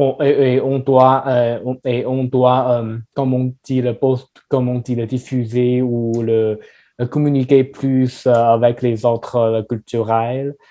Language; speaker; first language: French; non-native, learner; Chinese